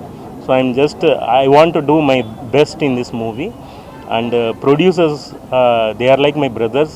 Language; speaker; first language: Telugu; non-native, fluent; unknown